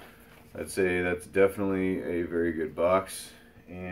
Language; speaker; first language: English; native; English